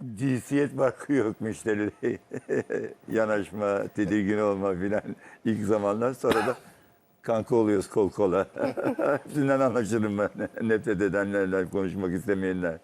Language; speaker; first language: Turkish; native; Turkish